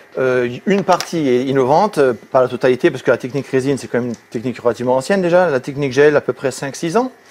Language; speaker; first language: French; native; French